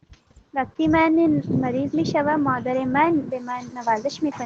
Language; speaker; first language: Persian; non-native, learner; Urdu